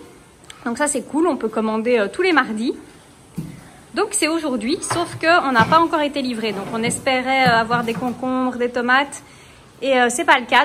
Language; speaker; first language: French; native; French